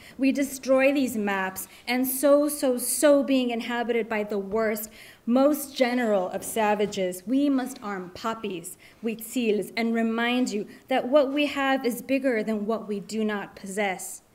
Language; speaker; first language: English; early bilingual, other home language; Spanish